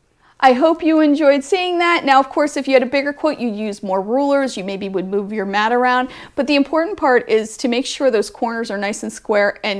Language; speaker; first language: English; native; English